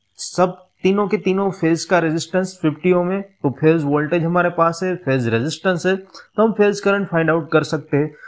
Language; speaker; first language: Hindi; non-native, local second language; Gujarati